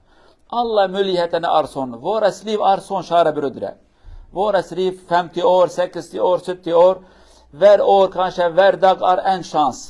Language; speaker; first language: Swedish; non-native, learner; Kurdish